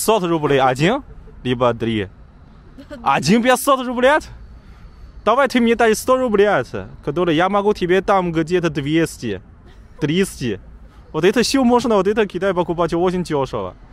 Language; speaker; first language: Russian; non-native, learner; Chinese